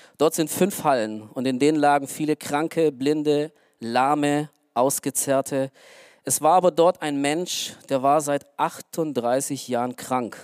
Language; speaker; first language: German; early bilingual, other home language; Romanian